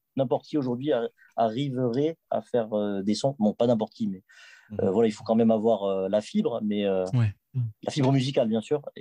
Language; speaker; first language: French; native; French